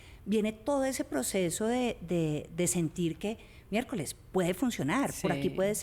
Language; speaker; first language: Spanish; native; Spanish